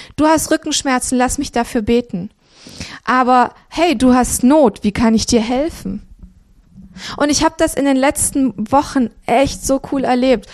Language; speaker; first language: German; early bilingual, other home language; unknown